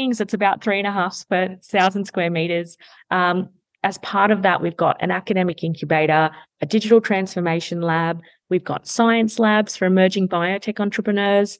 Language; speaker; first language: English; native; English